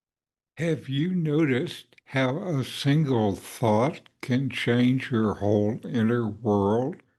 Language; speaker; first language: English; native; English